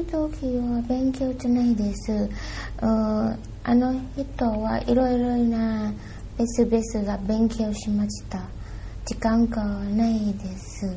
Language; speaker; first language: Japanese; non-native, learner; Thai